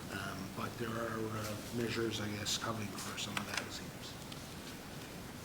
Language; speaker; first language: English; native; English